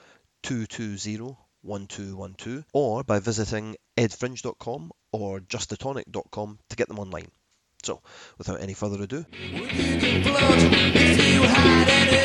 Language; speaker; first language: English; native; English